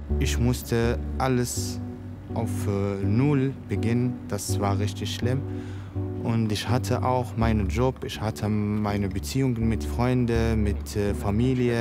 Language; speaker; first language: German; non-native, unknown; Arabic